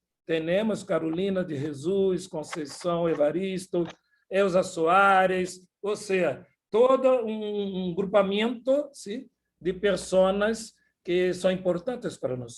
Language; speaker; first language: Portuguese; non-native, fluent; Spanish